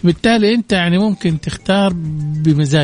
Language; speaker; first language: Arabic; native; Arabic